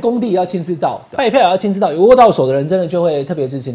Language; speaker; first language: Chinese; native; Chinese